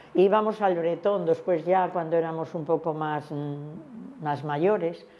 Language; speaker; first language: Spanish; native; Spanish